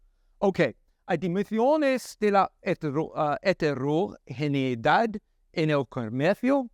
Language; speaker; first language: Spanish; non-native, learner; English